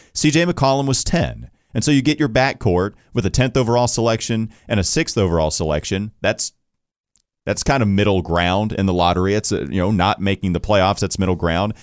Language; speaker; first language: English; native; English